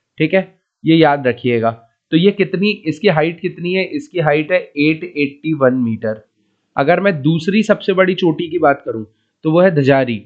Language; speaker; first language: Hindi; native; Hindi